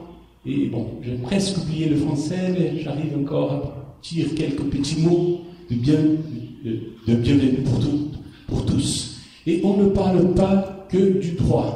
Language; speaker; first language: French; non-native, fluent; Portuguese